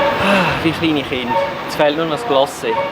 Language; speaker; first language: German; native; German